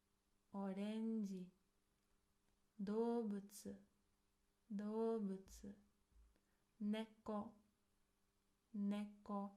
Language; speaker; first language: Japanese; non-native, fluent; English